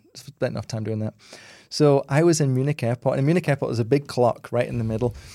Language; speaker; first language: English; native; English